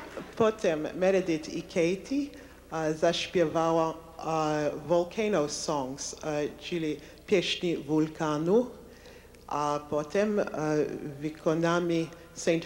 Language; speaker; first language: Polish; non-native, learner; English